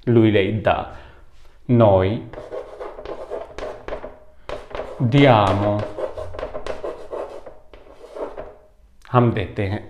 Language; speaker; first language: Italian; non-native, fluent; Urdu